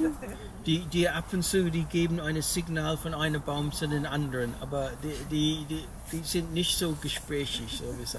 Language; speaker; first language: German; non-native, fluent; English